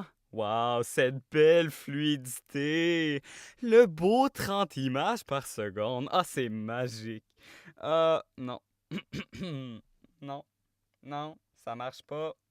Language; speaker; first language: French; native; French